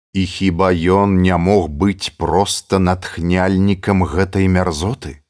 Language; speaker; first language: Belarusian; native; Belarusian